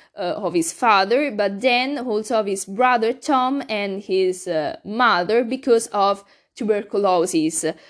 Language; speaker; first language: English; non-native, learner; Italian